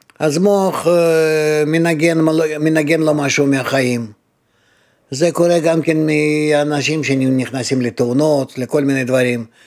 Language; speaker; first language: Hebrew; non-native, fluent; Russian